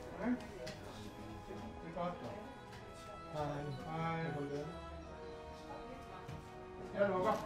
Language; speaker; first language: Danish; native; Danish